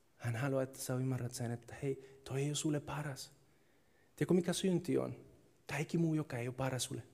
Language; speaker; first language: Finnish; non-native, fluent; Spanish